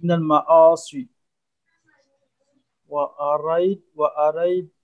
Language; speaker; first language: Arabic; non-native, learner; French